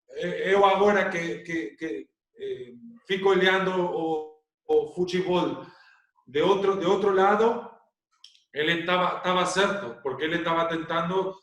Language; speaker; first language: Portuguese; non-native, learner; Spanish